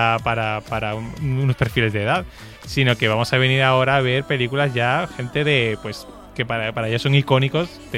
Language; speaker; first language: Spanish; native; Spanish